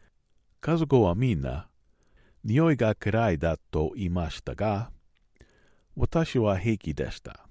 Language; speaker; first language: Japanese; non-native, learner; English